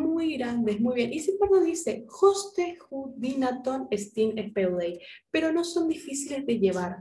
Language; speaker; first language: Spanish; native; Spanish